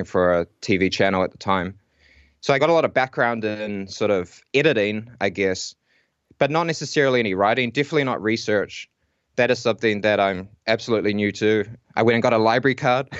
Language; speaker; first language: English; native; English